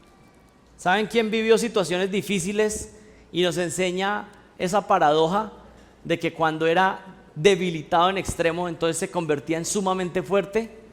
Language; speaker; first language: Spanish; native; Spanish